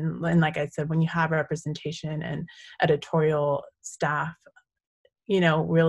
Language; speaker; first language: English; native; English